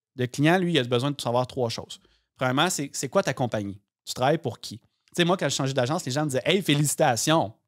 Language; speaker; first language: French; native; French